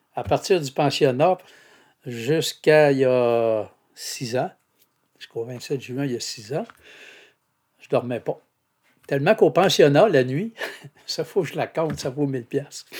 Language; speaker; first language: French; native; French